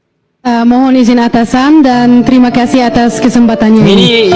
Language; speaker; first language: Indonesian; non-native, fluent; Arabic